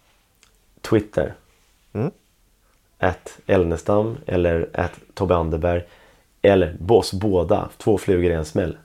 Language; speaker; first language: Swedish; native; Swedish